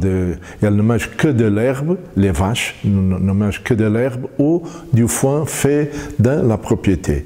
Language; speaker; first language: French; non-native, fluent; Portuguese